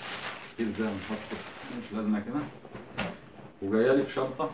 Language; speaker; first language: Arabic; native; Arabic